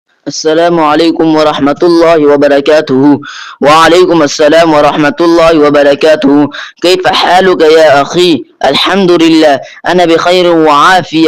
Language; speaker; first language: Arabic; non-native, learner; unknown